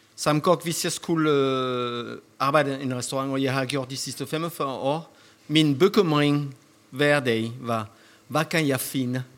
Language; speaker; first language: Danish; non-native, fluent; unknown